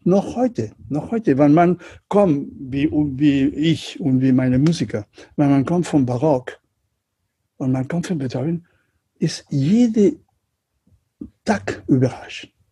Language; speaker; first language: German; non-native, learner; Catalan